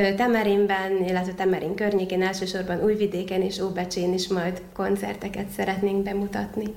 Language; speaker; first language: Hungarian; native; Hungarian